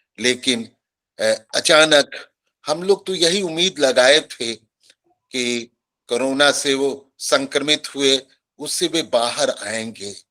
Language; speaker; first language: Hindi; native; Hindi